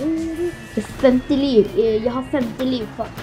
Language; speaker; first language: Swedish; non-native, learner; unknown